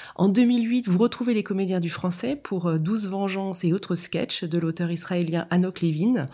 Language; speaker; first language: French; native; French